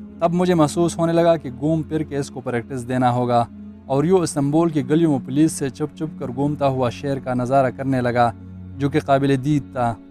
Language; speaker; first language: Urdu; non-native, local second language; Pashto